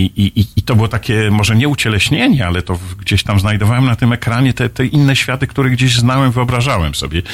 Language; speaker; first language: Polish; native; Polish